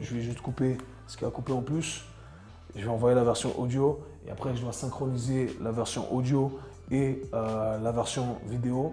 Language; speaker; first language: French; native; French